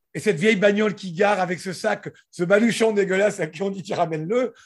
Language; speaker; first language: French; native; French